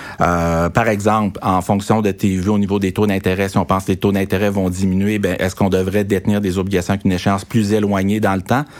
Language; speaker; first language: French; native; French